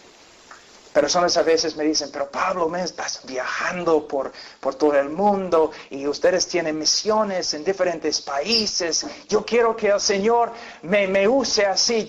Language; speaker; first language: Spanish; non-native, fluent; English